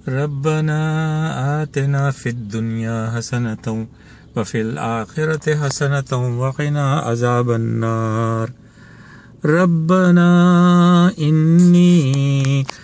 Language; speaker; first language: Urdu; native; Urdu